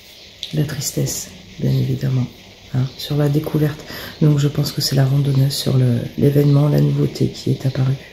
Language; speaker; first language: French; native; French